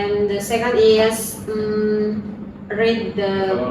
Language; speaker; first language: English; non-native, learner; Indonesian